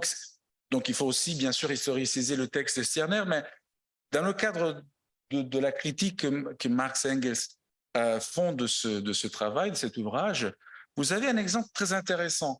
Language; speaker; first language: French; non-native, fluent; Italian